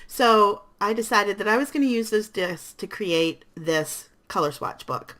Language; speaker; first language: English; native; English